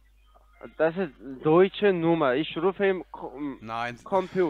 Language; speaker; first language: German; non-native, learner; Italian